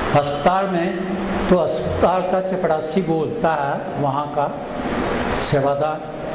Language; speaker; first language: Hindi; non-native, local second language; Punjabi